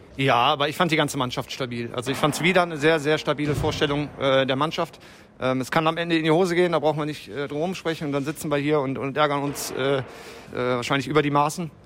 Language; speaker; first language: German; native; German